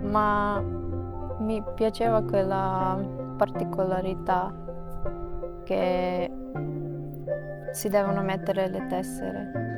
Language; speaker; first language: Italian; non-native, fluent; Macedonian